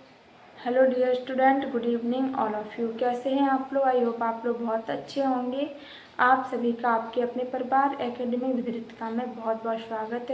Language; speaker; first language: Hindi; native; Hindi